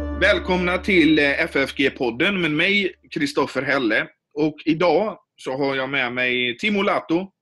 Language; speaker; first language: Swedish; native; Swedish